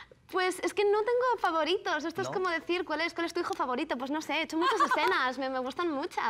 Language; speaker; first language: Spanish; native; Spanish